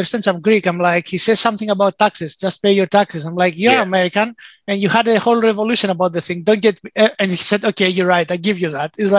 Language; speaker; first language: English; non-native, fluent; Greek